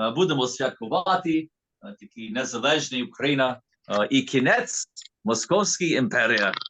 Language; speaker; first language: Ukrainian; early bilingual, heritage; Ukrainian